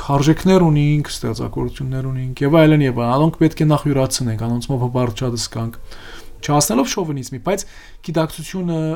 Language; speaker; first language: Armenian; early bilingual, heritage; Armenian